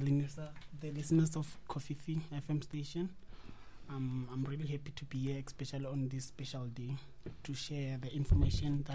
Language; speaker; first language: English; non-native, local second language; Venda